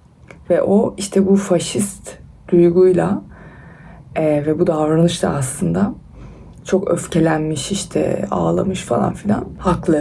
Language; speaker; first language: Turkish; early bilingual, other home language; Persian